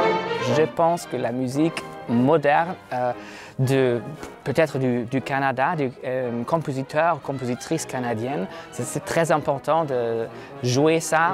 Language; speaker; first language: French; non-native, learner; German